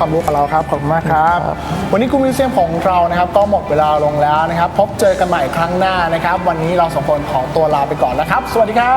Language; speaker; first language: Thai; native; Thai